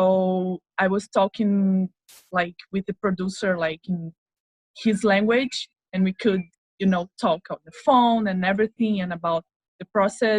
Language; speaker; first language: English; non-native, fluent; Portuguese